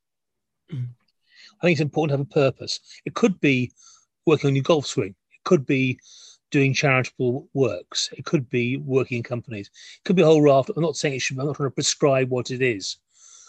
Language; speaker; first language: English; native; English